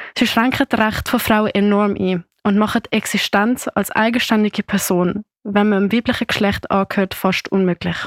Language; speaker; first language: German; native; German